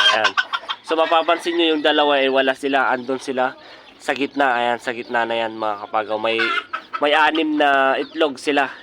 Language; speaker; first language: Filipino; native; Filipino